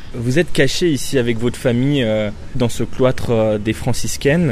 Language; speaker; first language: French; native; French